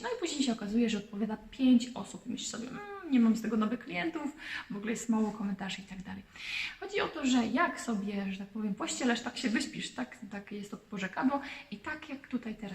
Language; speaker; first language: Polish; native; Polish